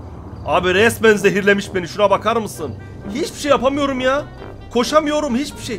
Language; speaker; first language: Turkish; native; Turkish